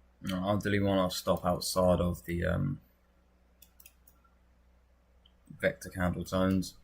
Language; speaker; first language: English; native; English